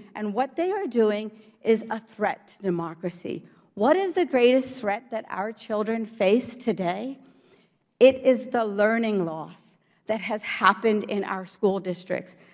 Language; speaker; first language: English; early bilingual, other home language; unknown